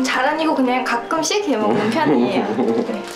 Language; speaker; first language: Korean; non-native, fluent; Mongolian